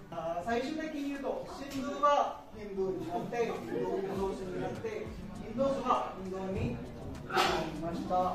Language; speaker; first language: Japanese; non-native, learner; Punjabi